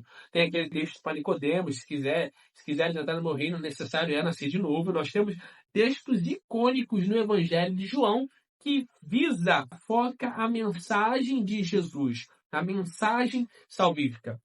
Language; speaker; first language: Portuguese; native; Portuguese